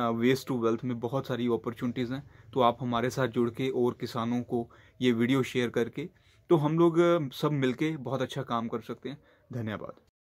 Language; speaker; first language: Hindi; non-native, local second language; Punjabi